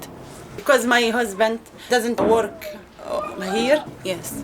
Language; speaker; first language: English; non-native, learner; Arabic